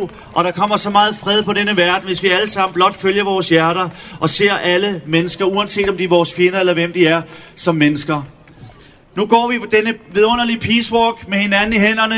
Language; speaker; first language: Danish; native; Danish